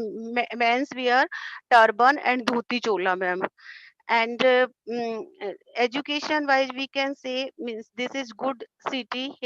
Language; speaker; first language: English; non-native, learner; Hindi